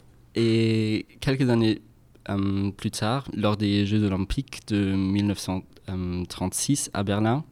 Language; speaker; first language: French; non-native, fluent; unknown